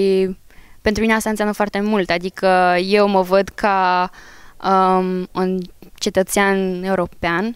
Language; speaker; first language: Romanian; early bilingual, heritage; Romanian